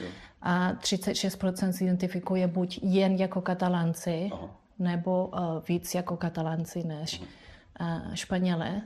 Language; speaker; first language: Czech; non-native, fluent; Spanish